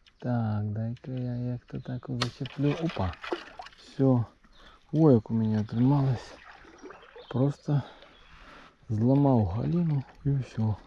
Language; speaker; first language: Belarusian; non-native, local second language; Russian